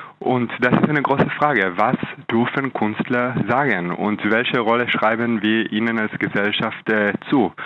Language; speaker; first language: German; non-native, fluent; Hebrew